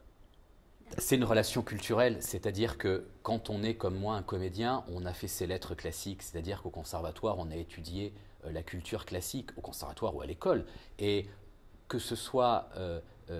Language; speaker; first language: French; native; French